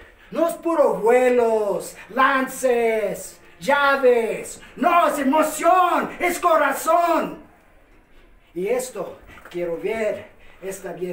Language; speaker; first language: Spanish; non-native, fluent; English